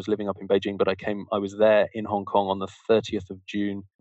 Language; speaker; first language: English; native; English